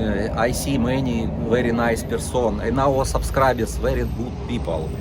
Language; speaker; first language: English; non-native, learner; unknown